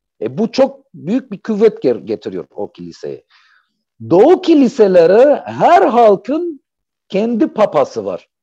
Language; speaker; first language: Turkish; non-native, fluent; Arabic